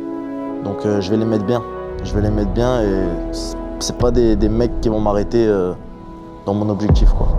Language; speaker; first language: French; early bilingual, other home language; Chechen